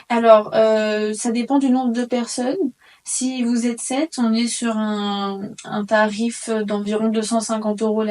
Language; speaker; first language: French; native; French